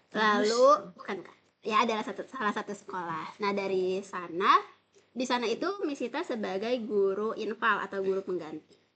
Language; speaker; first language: Indonesian; native; Indonesian